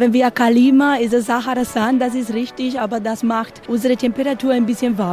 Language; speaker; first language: German; non-native, learner; Spanish